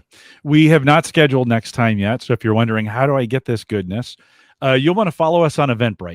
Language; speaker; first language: English; native; English